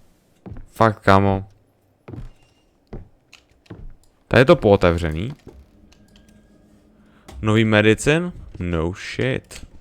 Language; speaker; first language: Czech; native; Czech